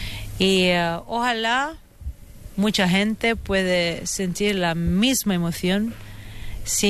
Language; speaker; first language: Spanish; non-native, fluent; Italian